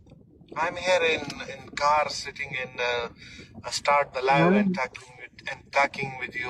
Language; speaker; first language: English; non-native, learner; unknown